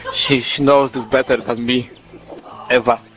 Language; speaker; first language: English; non-native, learner; Polish